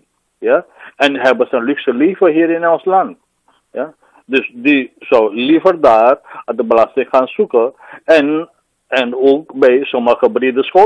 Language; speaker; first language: Dutch; non-native, local second language; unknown